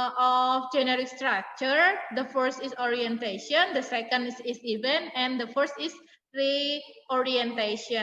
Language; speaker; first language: English; non-native, fluent; Indonesian